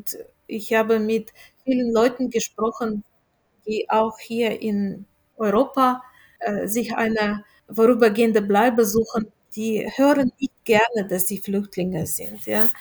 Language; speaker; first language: German; non-native, fluent; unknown